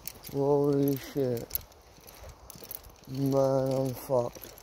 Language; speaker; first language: English; native; English